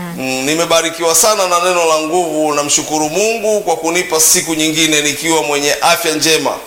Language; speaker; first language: Swahili; native; Swahili